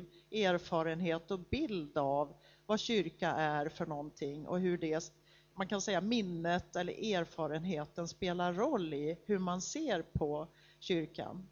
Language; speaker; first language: Swedish; native; Swedish